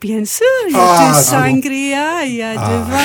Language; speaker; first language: French; non-native, fluent; English